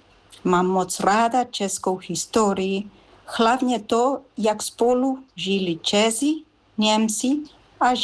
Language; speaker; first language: Czech; early bilingual, heritage; Spanish